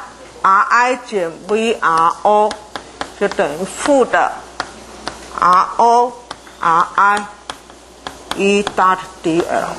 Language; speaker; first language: Chinese; native; Chinese